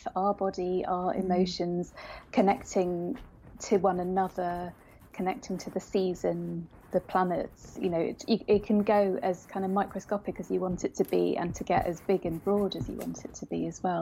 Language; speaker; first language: English; native; English